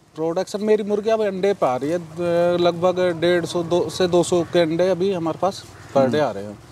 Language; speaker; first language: Hindi; native; Hindi